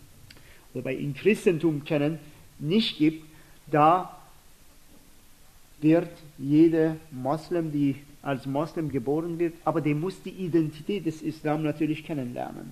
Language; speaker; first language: German; non-native, fluent; Persian